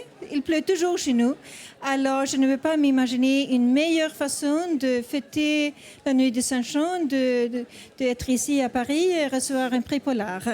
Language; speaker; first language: French; non-native, fluent; Swedish